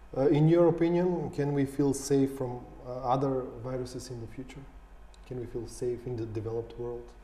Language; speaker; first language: English; non-native, fluent; Macedonian